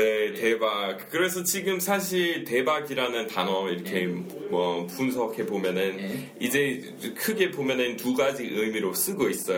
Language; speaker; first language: Korean; non-native, fluent; English